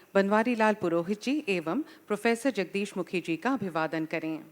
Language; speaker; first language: Hindi; non-native, local second language; Assamese